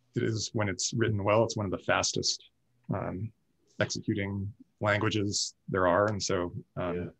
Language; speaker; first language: English; native; English